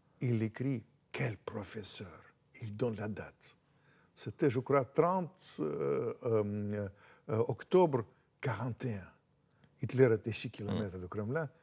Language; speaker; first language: French; non-native, fluent; Russian